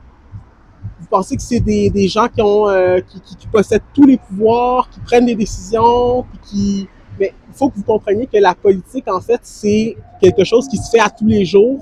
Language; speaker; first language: French; native; French